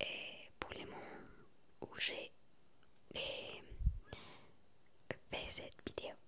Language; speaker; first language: French; non-native, learner; Spanish